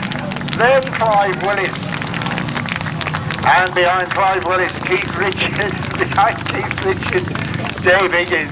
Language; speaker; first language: English; native; English